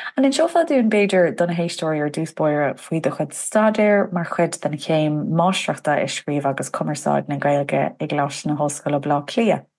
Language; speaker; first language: Irish; non-native, local second language; English